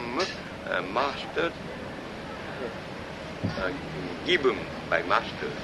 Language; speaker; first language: English; non-native, learner; Japanese